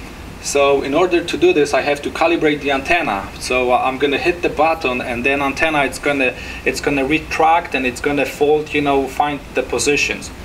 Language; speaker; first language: English; non-native, fluent; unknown